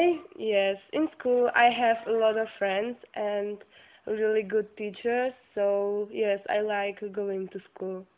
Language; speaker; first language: English; non-native, learner; Czech